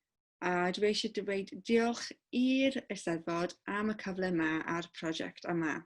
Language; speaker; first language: Welsh; non-native, local second language; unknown